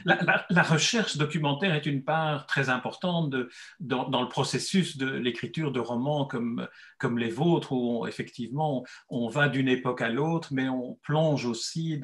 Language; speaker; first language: French; native; French